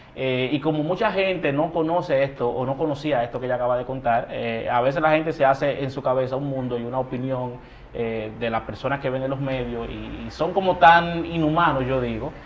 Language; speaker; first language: Spanish; native; Spanish